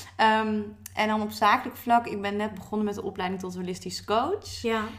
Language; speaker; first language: Dutch; native; Dutch